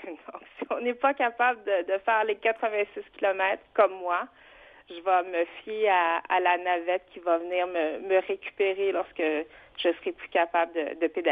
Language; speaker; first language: French; early bilingual, other home language; Vietnamese